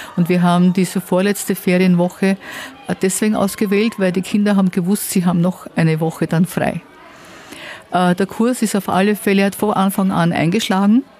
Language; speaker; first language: German; native; German